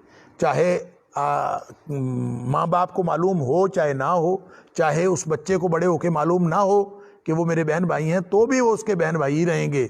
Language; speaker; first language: Urdu; native; Urdu